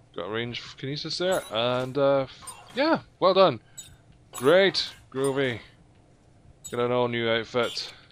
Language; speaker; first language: English; native; English